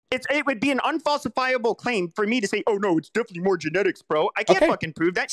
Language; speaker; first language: English; native; English